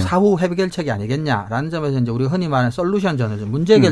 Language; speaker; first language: Korean; native; Korean